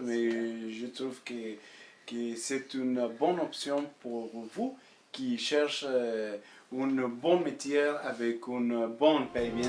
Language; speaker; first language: French; early bilingual, other home language; Spanish